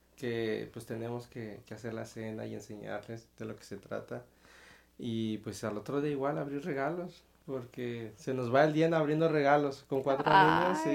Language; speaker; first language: Spanish; native; Spanish